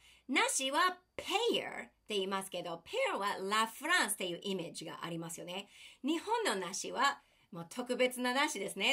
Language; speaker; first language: Japanese; non-native, fluent; English